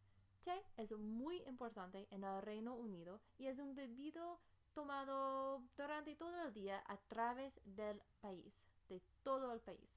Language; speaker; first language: Spanish; non-native, fluent; English